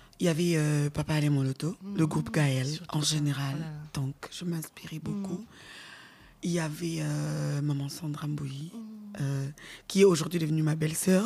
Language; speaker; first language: French; non-native, local second language; Lingala